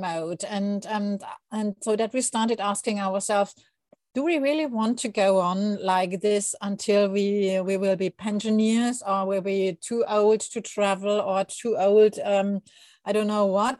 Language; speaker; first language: English; non-native, fluent; German